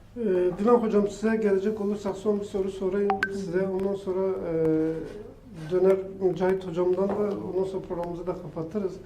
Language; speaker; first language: Turkish; non-native, local second language; Kurdish